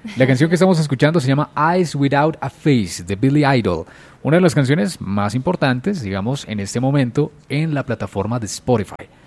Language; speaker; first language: Spanish; native; Spanish